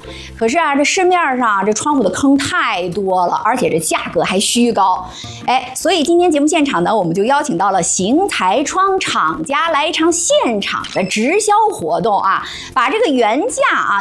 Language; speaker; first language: Chinese; native; Chinese